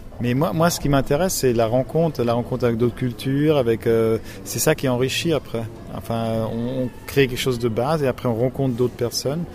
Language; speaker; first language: French; non-native, local second language; German